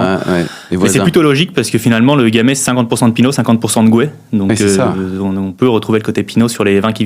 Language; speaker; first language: French; native; French